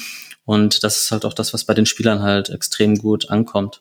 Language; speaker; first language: German; native; German